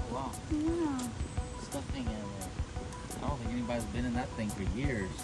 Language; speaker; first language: English; native; English